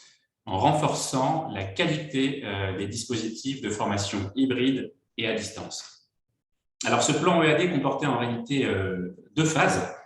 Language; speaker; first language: French; native; French